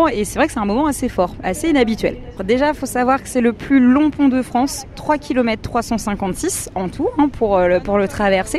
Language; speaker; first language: French; native; French